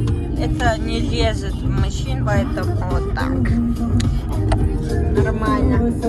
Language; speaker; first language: Russian; non-native, learner; Mongolian